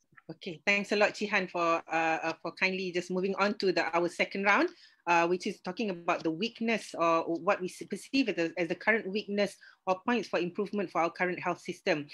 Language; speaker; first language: English; non-native, local second language; Malay